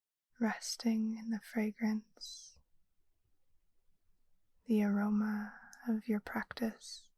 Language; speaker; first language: English; native; English